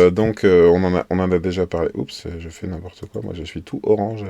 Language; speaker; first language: French; native; French